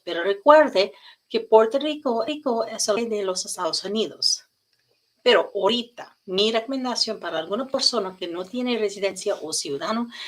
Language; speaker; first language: Spanish; non-native, learner; English